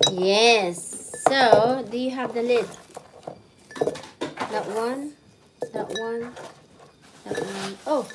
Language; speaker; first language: English; non-native, local second language; Filipino